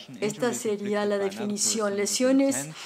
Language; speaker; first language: Spanish; non-native, learner; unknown